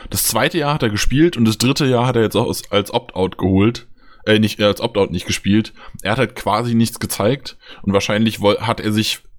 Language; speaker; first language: German; native; German